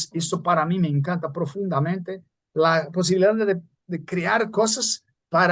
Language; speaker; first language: Spanish; non-native, fluent; Portuguese